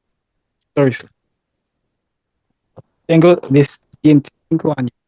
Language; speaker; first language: Spanish; non-native, learner; English